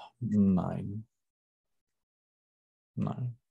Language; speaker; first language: German; non-native, learner; Czech